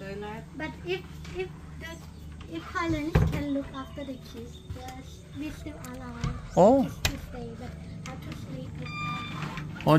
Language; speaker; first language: English; non-native, learner; Thai